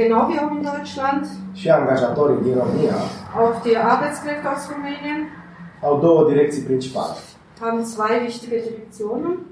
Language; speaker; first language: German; non-native, fluent; Romanian